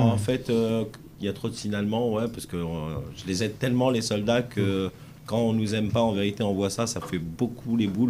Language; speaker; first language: French; native; French